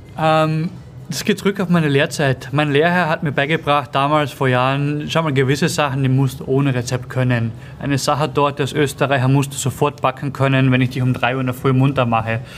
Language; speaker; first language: German; native; German